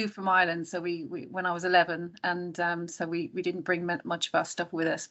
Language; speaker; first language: English; native; English